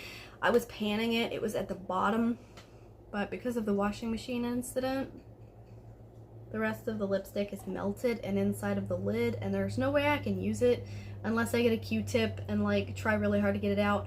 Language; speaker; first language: English; native; English